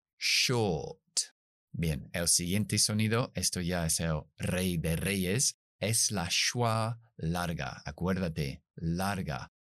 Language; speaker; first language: Spanish; non-native, fluent; English